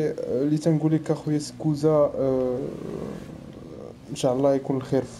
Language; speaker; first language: Arabic; native; Arabic